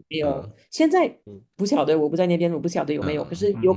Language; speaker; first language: Chinese; non-native, fluent; Spanish